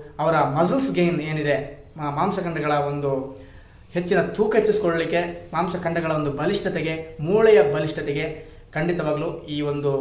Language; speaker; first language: Kannada; non-native, local second language; Kodava